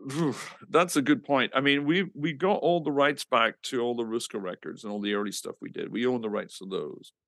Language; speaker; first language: English; native; English